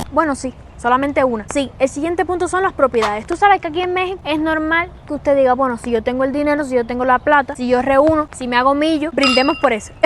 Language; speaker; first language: Spanish; native; Spanish